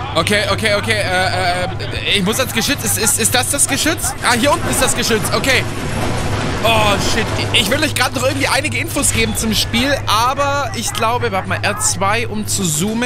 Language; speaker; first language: German; native; German